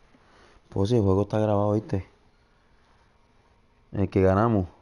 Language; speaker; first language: Spanish; native; Spanish